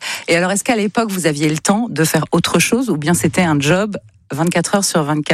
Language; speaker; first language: French; native; French